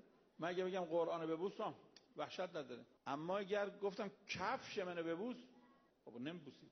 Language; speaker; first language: Persian; native; Persian